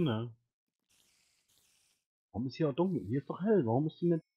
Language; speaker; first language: German; native; German